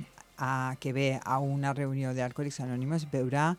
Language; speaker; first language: Catalan; non-native, local second language; Spanish